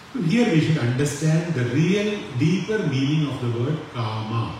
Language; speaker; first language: English; non-native, local second language; Malayalam